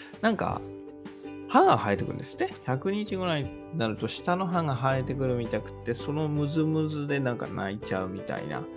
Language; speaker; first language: Japanese; native; Japanese